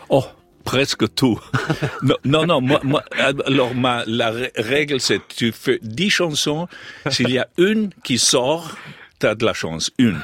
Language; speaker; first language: French; non-native, fluent; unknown